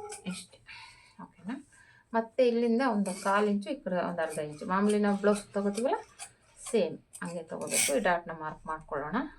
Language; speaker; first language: Kannada; native; Kannada